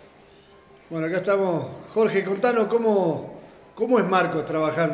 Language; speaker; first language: Spanish; native; Spanish